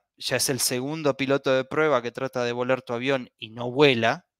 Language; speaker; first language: Spanish; native; Spanish